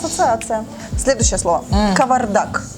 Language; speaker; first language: Russian; native; Russian